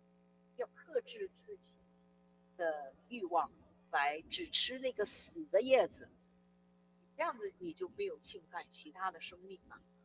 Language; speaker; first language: Chinese; early bilingual, heritage; English